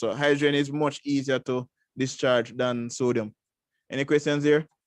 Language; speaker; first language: English; native; English